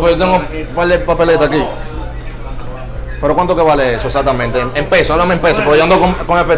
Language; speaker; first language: Spanish; native; Spanish